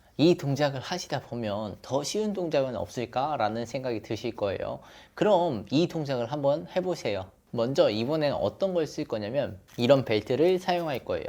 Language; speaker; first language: Korean; native; Korean